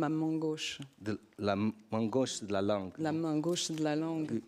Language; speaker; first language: French; non-native, learner; Portuguese